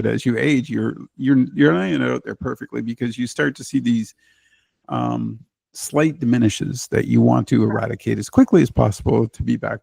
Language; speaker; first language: English; native; English